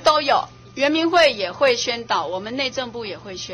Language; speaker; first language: Chinese; native; Chinese